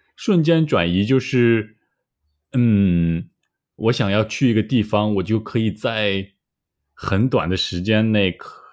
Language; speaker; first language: Chinese; native; Chinese